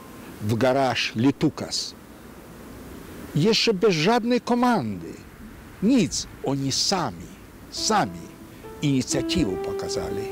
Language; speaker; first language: Polish; non-native, local second language; Yiddish